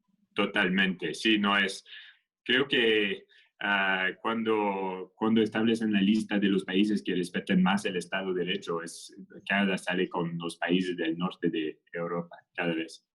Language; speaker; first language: Spanish; non-native, fluent; French